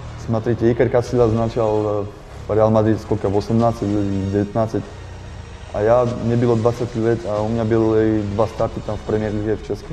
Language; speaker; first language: Russian; non-native, learner; Slovak